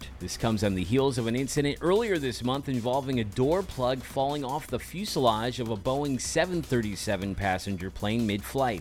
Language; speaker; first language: English; native; English